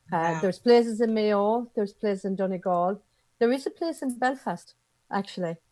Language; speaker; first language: English; native; English